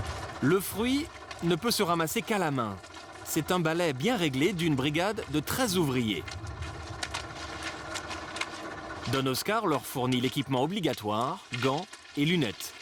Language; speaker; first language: French; native; French